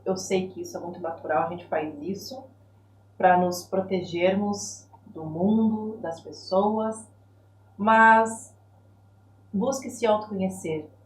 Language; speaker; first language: Portuguese; native; Portuguese